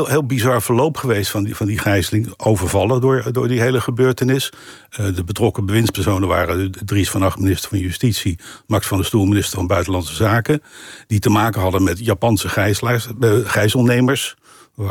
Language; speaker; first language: Dutch; native; Dutch